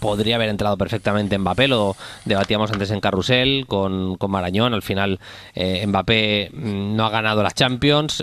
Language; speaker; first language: Spanish; native; Spanish